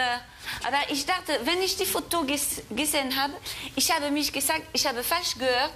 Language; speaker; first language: German; non-native, fluent; French